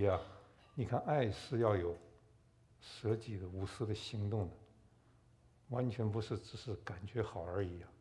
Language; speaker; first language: Chinese; native; Chinese